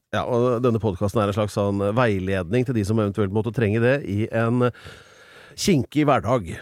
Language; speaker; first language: Norwegian; native; Norwegian